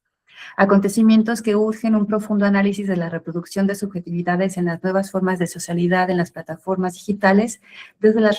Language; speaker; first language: Spanish; native; Spanish